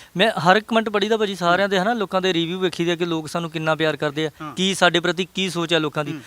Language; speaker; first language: Punjabi; native; Punjabi